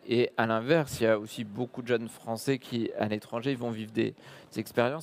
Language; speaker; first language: French; native; French